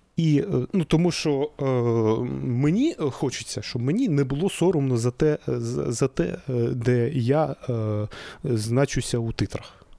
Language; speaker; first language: Ukrainian; native; Ukrainian